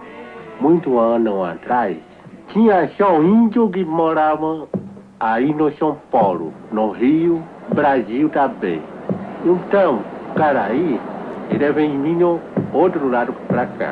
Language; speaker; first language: Portuguese; non-native, local second language; Kayapó